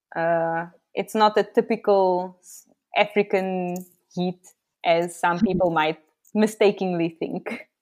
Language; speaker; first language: English; native; English